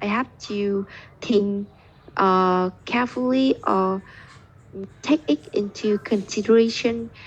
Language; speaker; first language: English; non-native, learner; Vietnamese